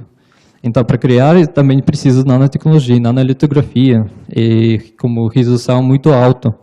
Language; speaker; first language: Portuguese; non-native, learner; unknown